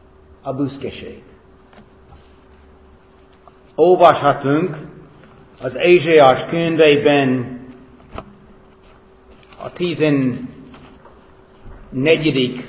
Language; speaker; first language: Hungarian; non-native, fluent; English